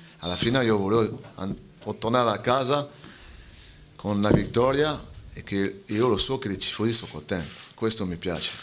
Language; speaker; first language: Italian; non-native, fluent; French